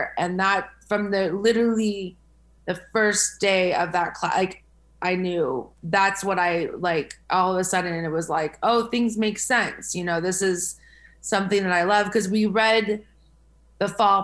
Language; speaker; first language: English; native; English